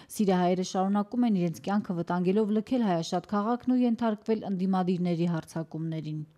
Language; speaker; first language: Armenian; native; Armenian